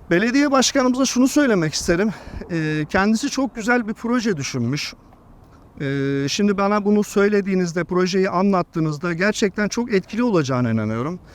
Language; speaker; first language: Turkish; native; Turkish